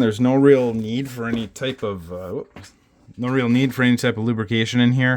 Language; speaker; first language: English; native; English